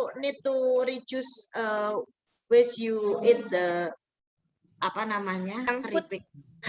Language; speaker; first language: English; non-native, fluent; Indonesian